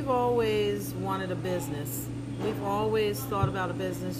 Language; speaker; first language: English; native; English